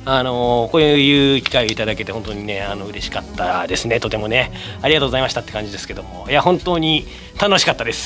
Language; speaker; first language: Japanese; native; Japanese